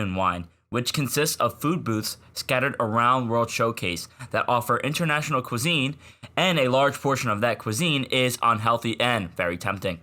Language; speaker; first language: English; native; English